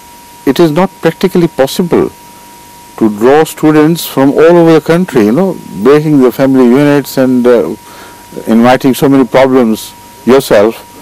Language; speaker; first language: English; non-native, local second language; Urdu